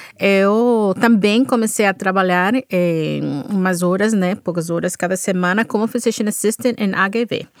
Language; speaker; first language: Portuguese; non-native, fluent; English